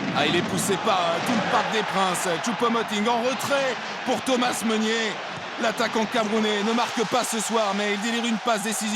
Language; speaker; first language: French; native; French